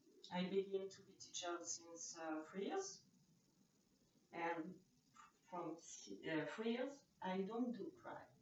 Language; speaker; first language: English; non-native, learner; French